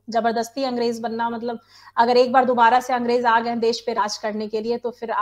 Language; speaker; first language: Hindi; native; Hindi